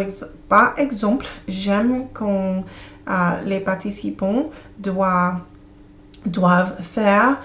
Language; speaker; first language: French; non-native, learner; English